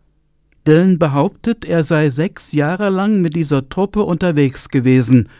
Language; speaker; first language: German; native; German